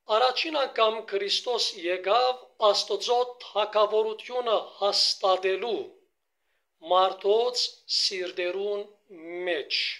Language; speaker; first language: Armenian; early bilingual, heritage; Armenian